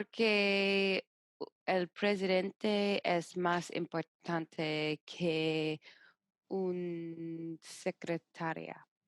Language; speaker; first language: Spanish; non-native, learner; English